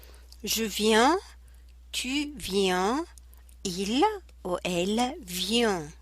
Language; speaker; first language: French; non-native, fluent; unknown